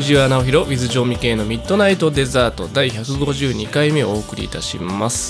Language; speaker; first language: Japanese; native; Japanese